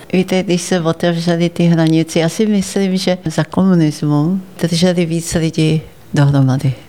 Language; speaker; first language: Czech; early bilingual, heritage; Czech